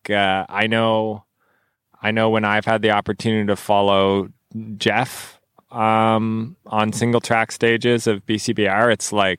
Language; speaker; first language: English; native; English